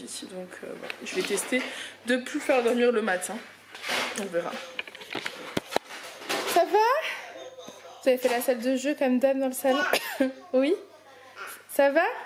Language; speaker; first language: French; native; French